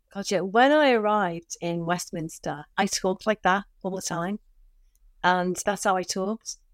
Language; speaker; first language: English; native; English